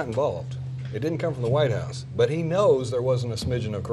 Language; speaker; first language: English; native; English